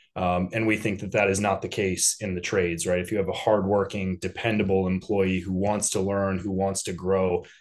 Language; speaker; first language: English; native; English